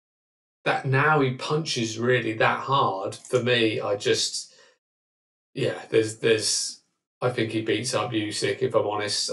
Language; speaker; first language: English; native; English